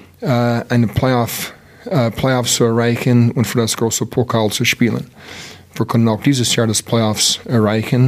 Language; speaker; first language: German; non-native, learner; English